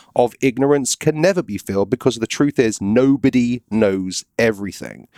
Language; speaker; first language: English; native; English